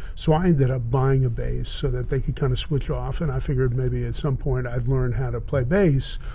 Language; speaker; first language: English; native; English